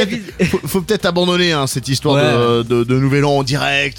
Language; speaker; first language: French; native; French